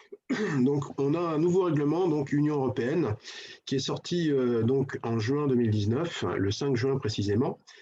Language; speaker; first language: French; native; French